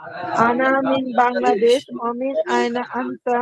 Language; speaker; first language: Arabic; non-native, learner; Bangla